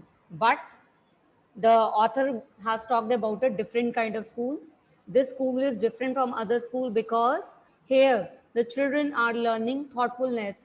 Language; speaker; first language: English; non-native, local second language; Hindi